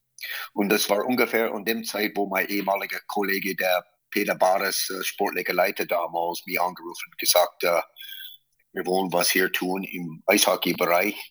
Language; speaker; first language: German; non-native, fluent; English